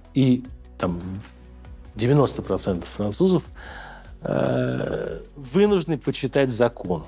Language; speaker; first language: Russian; native; Russian